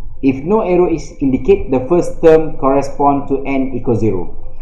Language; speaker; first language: English; non-native, local second language; Malay